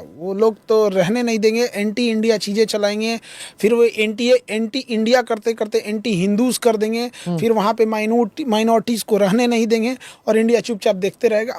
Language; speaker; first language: Hindi; native; Hindi